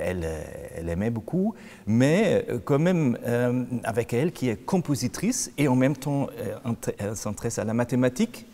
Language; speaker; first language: French; non-native, fluent; German